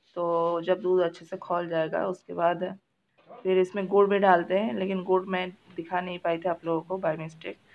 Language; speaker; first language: Hindi; non-native, local second language; Bangla